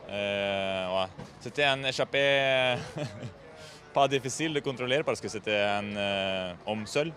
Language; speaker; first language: French; non-native, learner; Norwegian